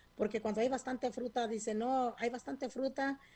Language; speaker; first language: Spanish; native; Spanish